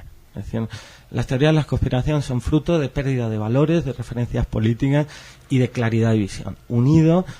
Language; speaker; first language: Spanish; native; Spanish